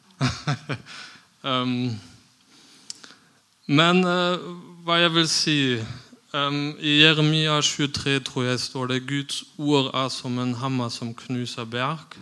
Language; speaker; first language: Norwegian; non-native, fluent; German